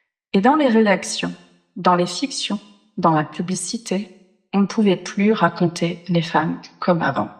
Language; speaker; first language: French; native; French